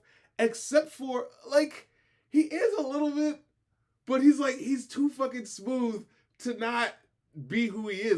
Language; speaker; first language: English; native; English